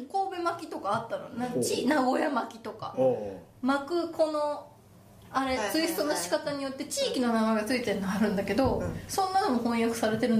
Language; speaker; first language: Japanese; native; Japanese